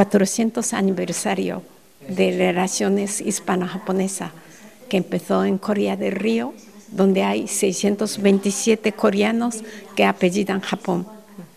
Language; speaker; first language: Spanish; non-native, fluent; Japanese